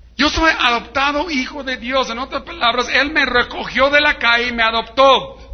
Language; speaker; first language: Spanish; early bilingual, heritage; Spanish